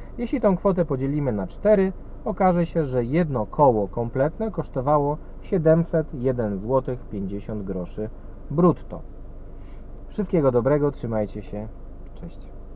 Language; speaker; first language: Polish; native; Polish